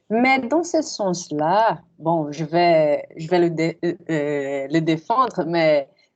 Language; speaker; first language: French; non-native, fluent; Portuguese